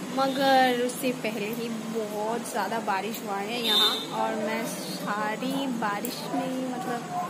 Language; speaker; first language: Hindi; non-native, local second language; Bangla